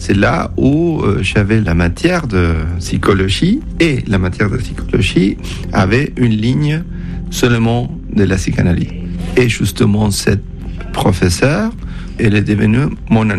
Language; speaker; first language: French; non-native, fluent; Spanish